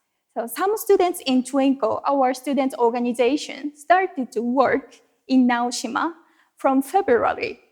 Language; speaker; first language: English; non-native, fluent; Japanese